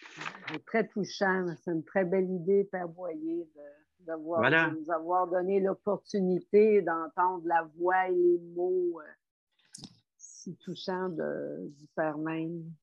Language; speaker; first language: French; native; French